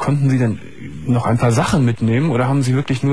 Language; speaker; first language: German; native; German